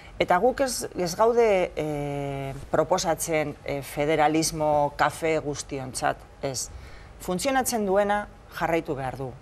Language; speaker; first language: Basque; non-native, local second language; Spanish